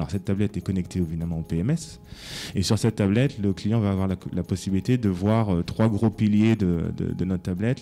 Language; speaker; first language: French; native; French